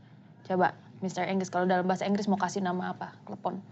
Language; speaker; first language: Indonesian; native; Indonesian